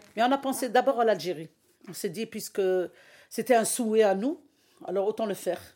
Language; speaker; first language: French; non-native, local second language; Arabic